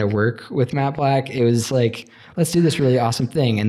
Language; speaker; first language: English; native; English